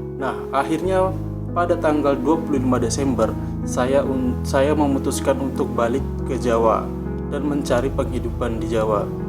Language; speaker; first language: Indonesian; non-native, local second language; Javanese